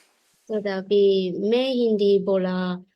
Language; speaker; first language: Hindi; non-native, learner; English